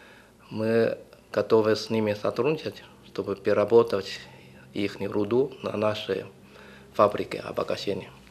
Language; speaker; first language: Russian; non-native, fluent; Chinese